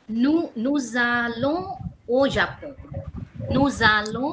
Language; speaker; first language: French; non-native, learner; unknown